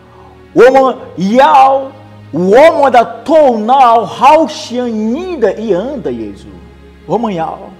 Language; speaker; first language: Chinese; non-native, learner; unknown